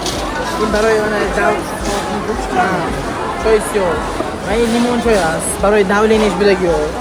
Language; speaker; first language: Persian; non-native, learner; Uzbek